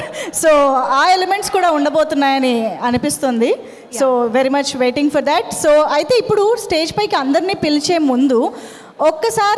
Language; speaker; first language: Telugu; native; Telugu